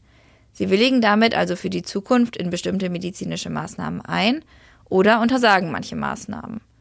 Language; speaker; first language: German; native; German